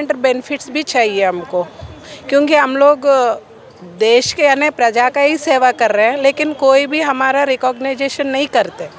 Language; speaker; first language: Hindi; non-native, local second language; Telugu